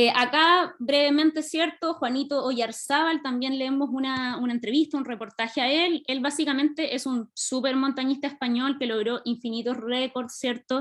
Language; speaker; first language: Spanish; native; Spanish